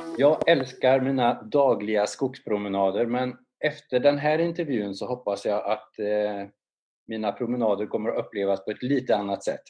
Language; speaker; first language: Swedish; native; Swedish